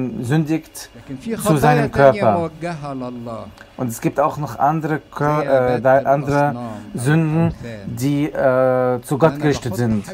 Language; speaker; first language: German; non-native, fluent; Arabic